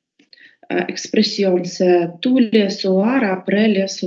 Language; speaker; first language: French; non-native, learner; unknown